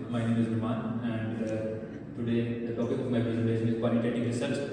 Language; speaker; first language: English; non-native, local second language; Urdu